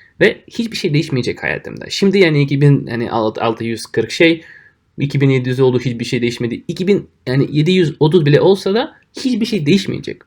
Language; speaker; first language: Turkish; non-native, fluent; Russian